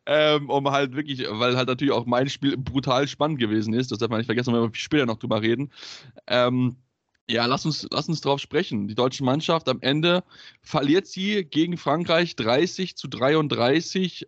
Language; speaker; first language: German; native; German